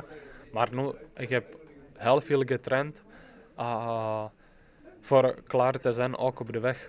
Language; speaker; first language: Dutch; non-native, fluent; Czech